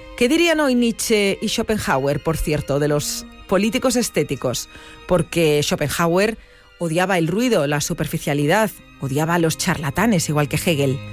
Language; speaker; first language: Spanish; native; Spanish